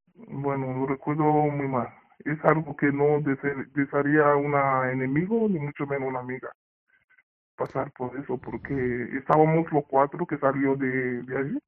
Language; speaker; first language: Spanish; non-native, fluent; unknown